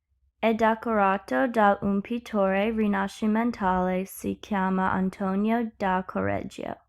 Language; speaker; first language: Italian; non-native, learner; English